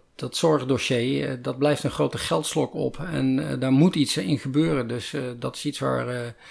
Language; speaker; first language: Dutch; native; Dutch